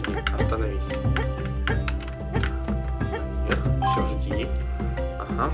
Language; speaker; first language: Russian; native; Russian